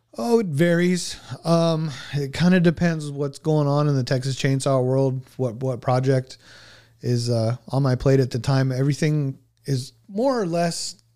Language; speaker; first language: English; native; English